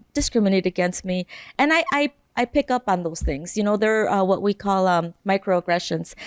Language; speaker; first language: English; native; English